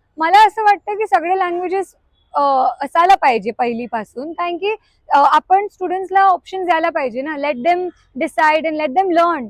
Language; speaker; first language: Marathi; non-native, local second language; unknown